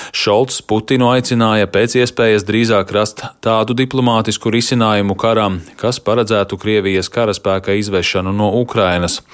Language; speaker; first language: Latvian; native; Latvian